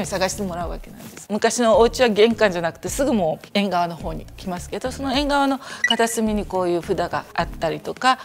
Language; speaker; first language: Japanese; native; Japanese